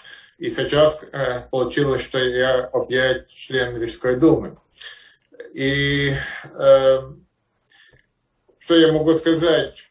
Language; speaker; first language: Russian; non-native, fluent; Latvian